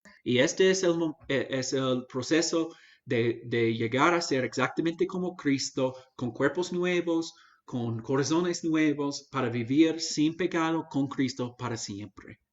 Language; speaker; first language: Spanish; non-native, fluent; English